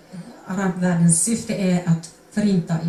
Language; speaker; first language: Swedish; non-native, fluent; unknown